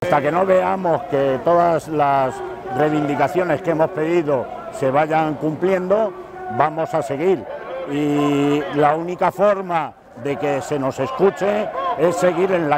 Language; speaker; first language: Spanish; native; Spanish